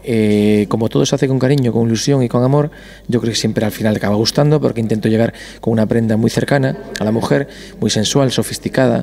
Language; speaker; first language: Spanish; native; Spanish